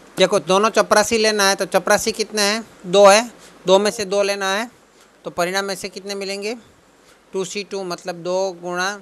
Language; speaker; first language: Hindi; non-native, local second language; Gujarati